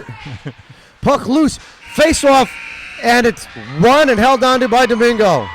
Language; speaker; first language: English; native; English